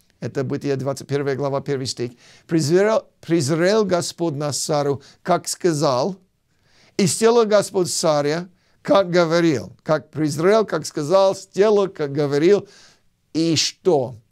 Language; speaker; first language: Russian; non-native, fluent; English